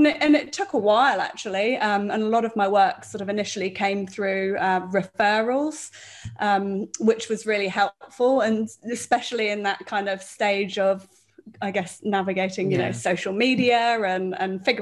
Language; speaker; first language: English; native; English